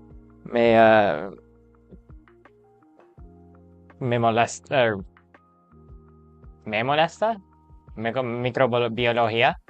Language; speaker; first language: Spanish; non-native, learner; English